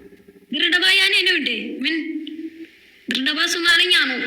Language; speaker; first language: Amharic; non-native, learner; Somali